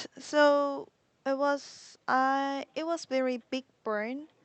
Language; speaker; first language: English; non-native, learner; Korean